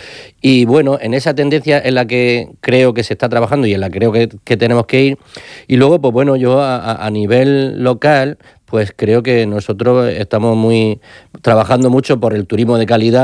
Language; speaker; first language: Spanish; native; Spanish